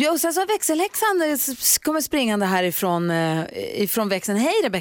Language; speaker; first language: Swedish; native; Swedish